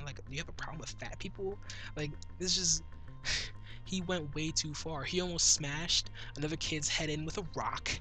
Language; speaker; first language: English; native; English